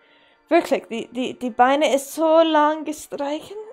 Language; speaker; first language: German; non-native, learner; Dutch